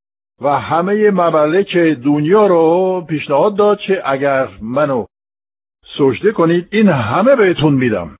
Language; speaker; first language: Persian; non-native, fluent; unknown